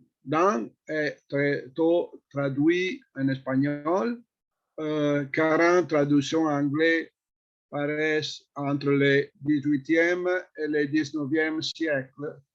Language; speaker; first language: French; non-native, fluent; Italian